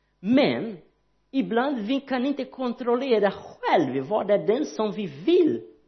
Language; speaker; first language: Swedish; non-native, learner; Portuguese